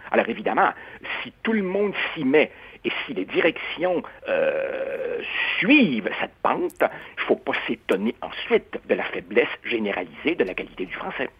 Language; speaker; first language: French; non-native, fluent; Spanish